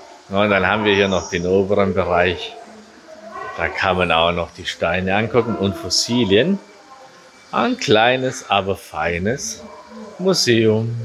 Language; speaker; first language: German; native; German